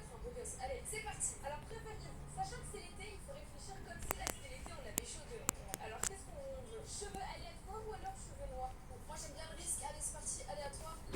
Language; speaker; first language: French; native; French